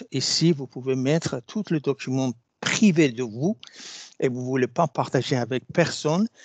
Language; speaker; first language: French; non-native, fluent; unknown